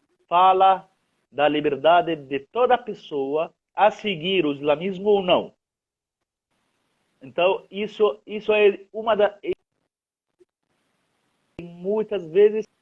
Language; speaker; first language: Portuguese; non-native, fluent; Arabic